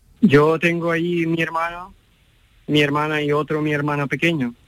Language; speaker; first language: Spanish; non-native, learner; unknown